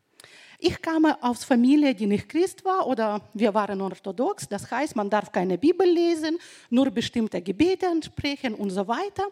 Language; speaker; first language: German; non-native, fluent; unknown